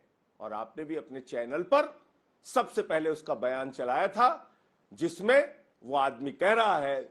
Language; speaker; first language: Hindi; native; Hindi